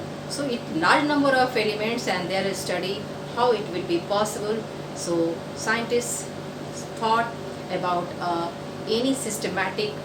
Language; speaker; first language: English; non-native, local second language; Hindi